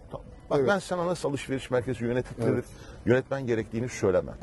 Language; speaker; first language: Turkish; native; Turkish